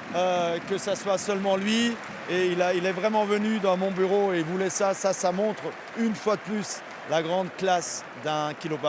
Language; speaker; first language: French; non-native, fluent; German